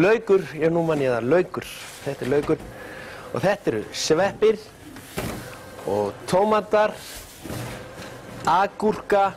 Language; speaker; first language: Icelandic; non-native, learner; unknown